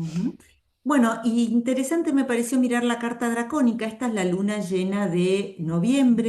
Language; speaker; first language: Spanish; native; Spanish